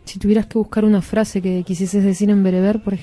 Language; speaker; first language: Spanish; native; Spanish